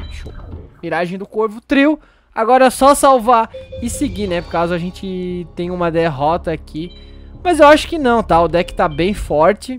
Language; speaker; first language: Portuguese; native; Portuguese